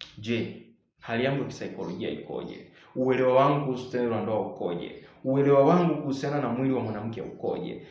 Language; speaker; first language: Swahili; native; Swahili